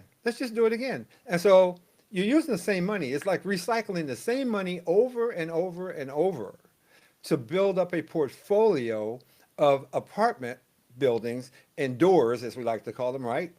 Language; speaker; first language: English; native; English